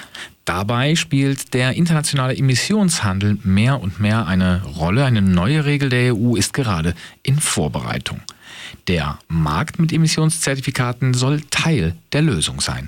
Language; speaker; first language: German; native; German